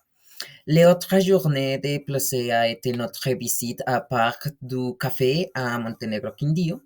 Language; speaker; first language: French; non-native, learner; Spanish